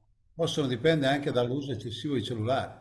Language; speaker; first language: Italian; native; Italian